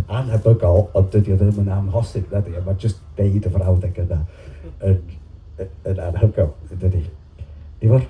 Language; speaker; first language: Welsh; native; Welsh